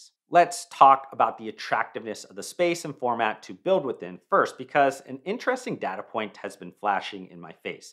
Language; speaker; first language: English; native; English